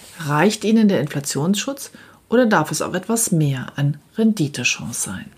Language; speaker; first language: German; native; German